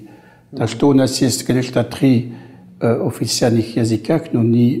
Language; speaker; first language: Russian; non-native, fluent; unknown